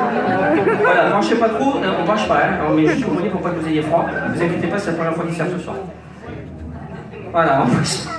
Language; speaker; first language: French; native; French